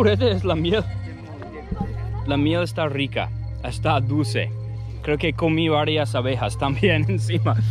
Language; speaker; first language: Spanish; non-native, fluent; English